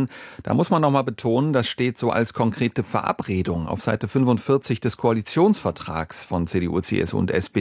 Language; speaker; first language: German; native; German